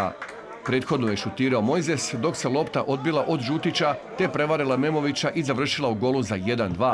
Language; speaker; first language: Serbian; native; Serbian